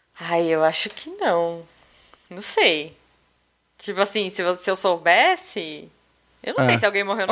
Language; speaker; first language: Portuguese; native; Portuguese